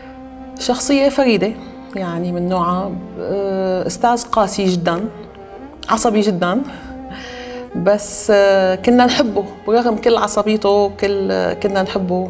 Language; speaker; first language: Arabic; native; Arabic